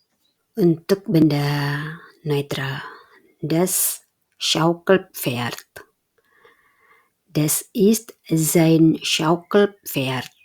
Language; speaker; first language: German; non-native, fluent; Indonesian